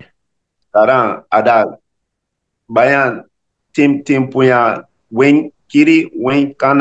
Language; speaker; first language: Indonesian; non-native, learner; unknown